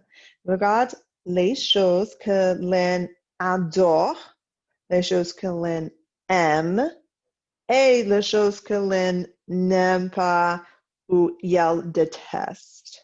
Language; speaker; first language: French; non-native, fluent; English